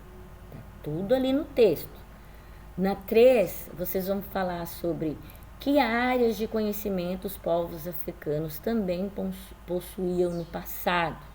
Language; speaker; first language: Portuguese; native; Portuguese